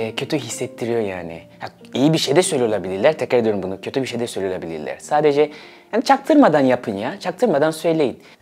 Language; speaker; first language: Turkish; early bilingual, other home language; Swahili